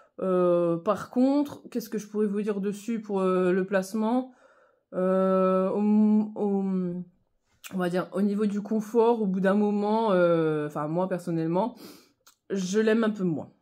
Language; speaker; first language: French; native; French